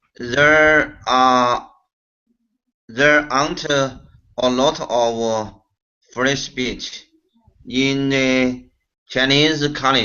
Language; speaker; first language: English; non-native, learner; Chinese